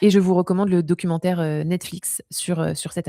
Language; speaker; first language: French; native; French